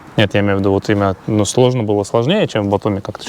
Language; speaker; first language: Russian; native; Russian